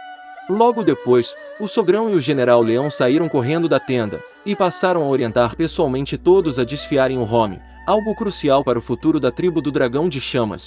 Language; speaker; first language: Portuguese; native; Portuguese